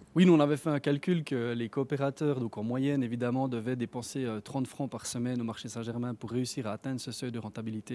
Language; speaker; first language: French; native; French